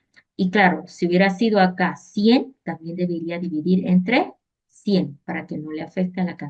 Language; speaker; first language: Spanish; native; Spanish